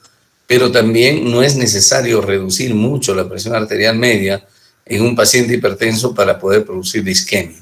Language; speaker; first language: Spanish; native; Spanish